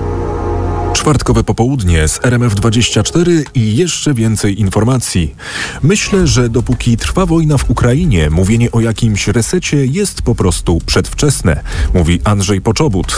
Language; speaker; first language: Polish; native; Polish